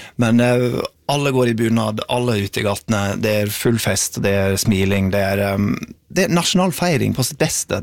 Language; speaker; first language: Norwegian; non-native, fluent; English